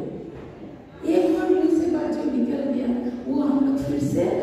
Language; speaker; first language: Hindi; non-native, local second language; Bangla